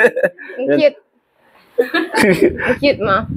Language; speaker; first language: Filipino; non-native, learner; English